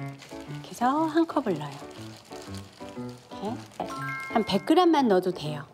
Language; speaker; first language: Korean; native; Korean